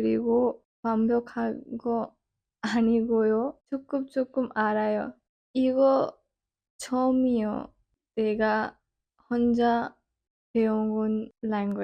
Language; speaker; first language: Korean; non-native, learner; Hindi